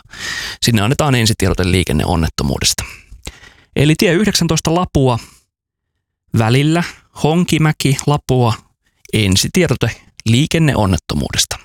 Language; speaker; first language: Finnish; native; Finnish